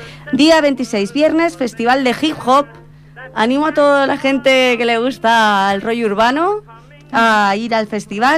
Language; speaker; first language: Spanish; native; Spanish